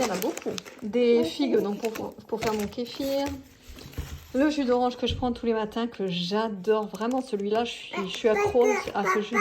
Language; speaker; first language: French; native; French